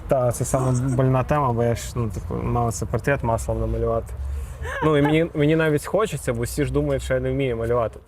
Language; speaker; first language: Ukrainian; native; Ukrainian